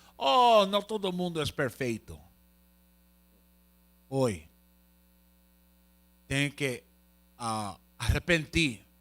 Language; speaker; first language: Portuguese; non-native, learner; Spanish